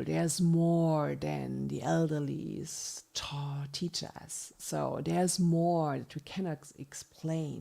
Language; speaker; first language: English; non-native, fluent; German